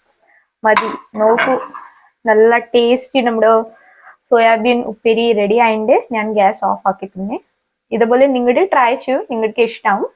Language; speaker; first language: Malayalam; non-native, fluent; Hindi